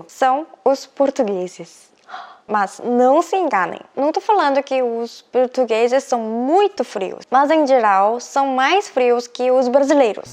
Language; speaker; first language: Portuguese; non-native, fluent; Korean